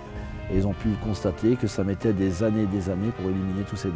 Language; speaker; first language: French; native; French